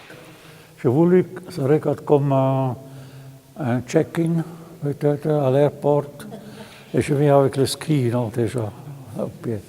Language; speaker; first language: French; non-native, fluent; German